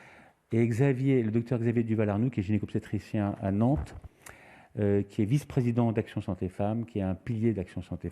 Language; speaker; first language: French; native; French